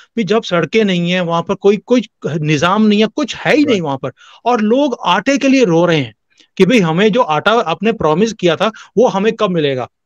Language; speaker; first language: Hindi; native; Hindi